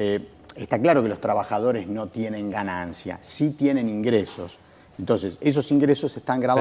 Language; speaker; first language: Spanish; native; Spanish